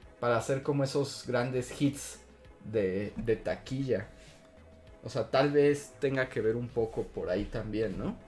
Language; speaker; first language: Spanish; native; Spanish